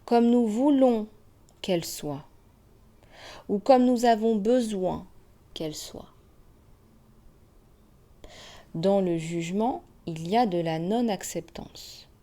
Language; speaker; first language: French; native; French